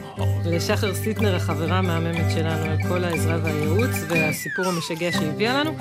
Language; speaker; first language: Hebrew; native; Hebrew